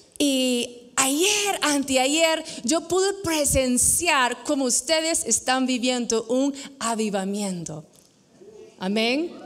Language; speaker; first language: Spanish; non-native, fluent; English